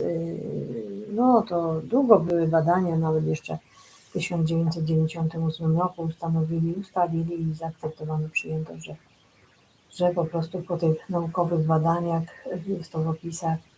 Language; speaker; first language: Polish; native; Polish